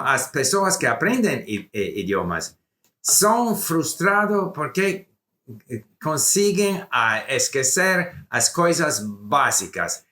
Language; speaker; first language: Portuguese; non-native, learner; English